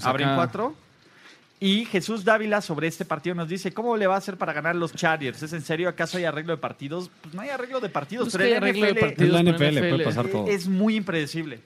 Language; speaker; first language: Spanish; native; Spanish